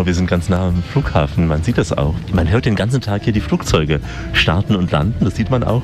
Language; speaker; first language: German; native; German